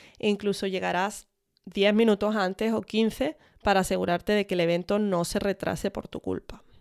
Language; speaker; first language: Spanish; early bilingual, other home language; English